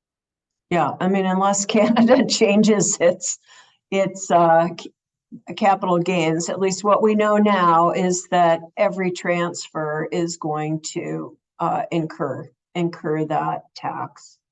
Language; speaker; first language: English; native; English